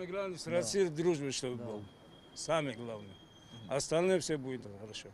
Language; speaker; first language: Russian; non-native, learner; Tajik